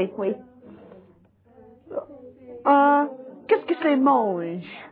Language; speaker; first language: French; non-native, learner; English